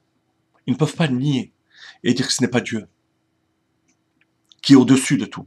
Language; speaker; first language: French; native; French